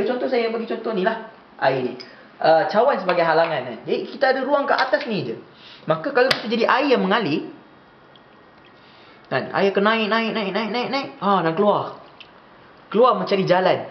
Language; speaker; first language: Malay; native; Malay